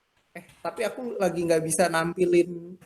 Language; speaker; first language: Indonesian; native; Indonesian